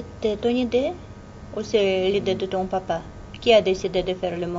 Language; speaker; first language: French; non-native, fluent; Russian